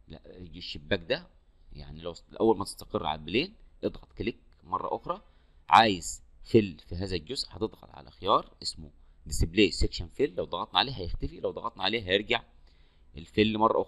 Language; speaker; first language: Arabic; native; Arabic